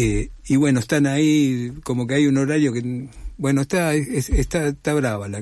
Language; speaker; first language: Spanish; native; Spanish